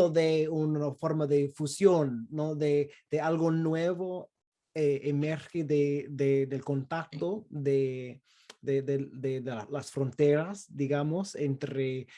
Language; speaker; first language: Spanish; non-native, fluent; English